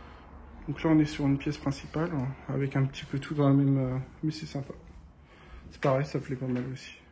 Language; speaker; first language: French; native; French